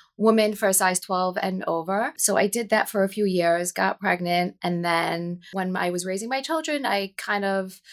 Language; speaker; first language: English; native; English